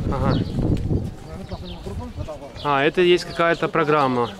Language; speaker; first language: Russian; native; Russian